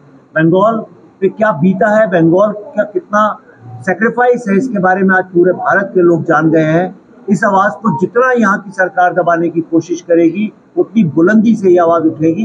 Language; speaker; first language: Hindi; native; Hindi